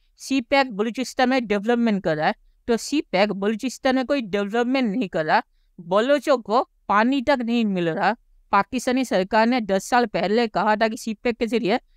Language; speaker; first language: Hindi; native; Hindi